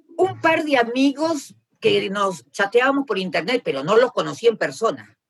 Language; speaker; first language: Spanish; native; Spanish